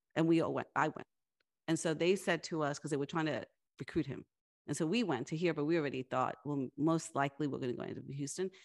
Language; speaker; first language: English; early bilingual, other home language; Spanish